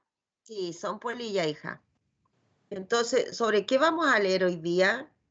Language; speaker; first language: Spanish; native; Spanish